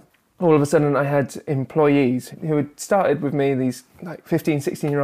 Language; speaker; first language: English; native; English